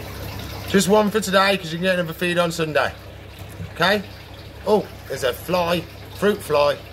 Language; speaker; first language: English; native; English